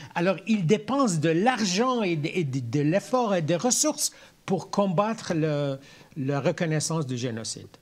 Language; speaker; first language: French; non-native, local second language; Armenian